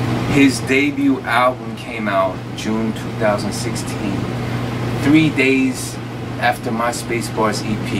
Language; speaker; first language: English; native; English